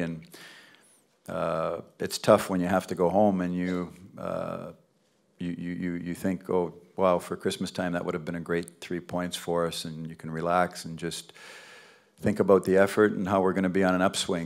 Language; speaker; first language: English; native; English